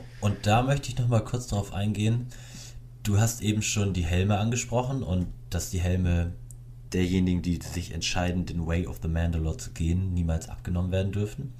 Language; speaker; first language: German; native; German